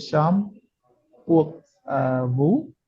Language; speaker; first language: French; non-native, learner; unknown